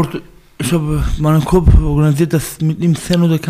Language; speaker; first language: German; non-native, learner; Baluchi